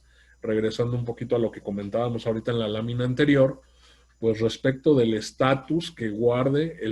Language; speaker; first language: Spanish; native; Spanish